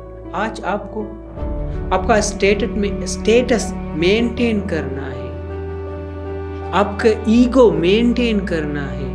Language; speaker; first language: Hindi; non-native, fluent; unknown